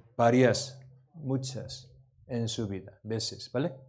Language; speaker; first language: Spanish; non-native, learner; Korean